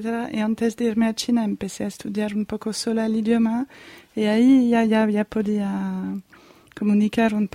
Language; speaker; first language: Spanish; non-native, fluent; French